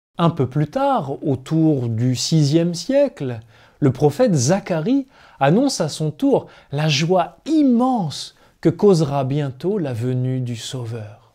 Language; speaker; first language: French; native; French